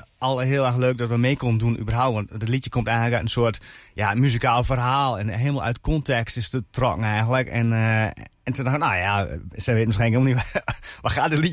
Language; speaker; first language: Dutch; native; Dutch